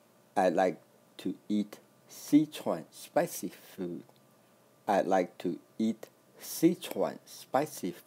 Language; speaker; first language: English; non-native, fluent; Chinese